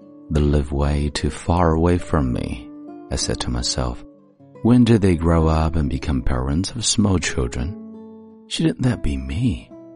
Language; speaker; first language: English; non-native, fluent; Chinese